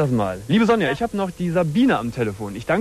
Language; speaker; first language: German; native; German